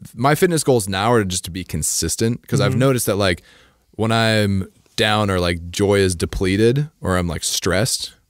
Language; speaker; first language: English; native; English